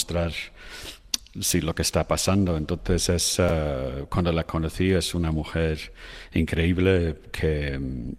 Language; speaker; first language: Spanish; non-native, fluent; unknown